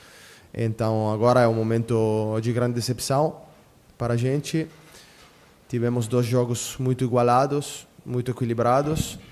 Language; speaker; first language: Portuguese; non-native, fluent; Italian